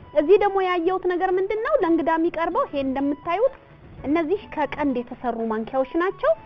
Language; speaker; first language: Amharic; native; Amharic